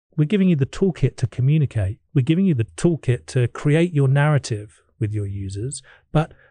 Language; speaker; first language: English; native; English